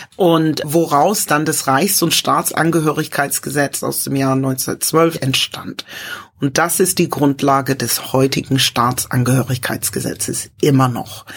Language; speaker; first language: German; early bilingual, other home language; English